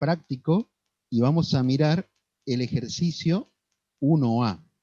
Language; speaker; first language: Spanish; native; Spanish